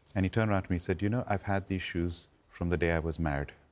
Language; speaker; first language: English; non-native, local second language; Gujarati